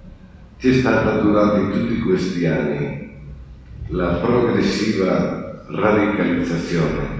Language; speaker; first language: Italian; non-native, fluent; Spanish